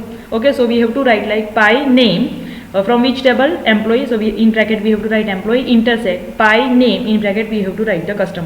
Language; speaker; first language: English; non-native, local second language; Gujarati